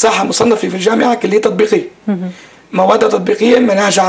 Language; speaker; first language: Arabic; native; Arabic